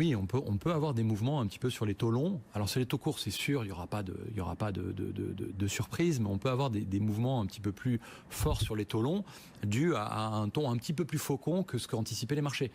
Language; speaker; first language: French; native; French